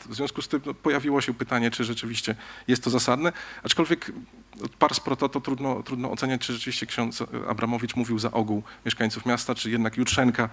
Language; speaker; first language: Polish; native; Polish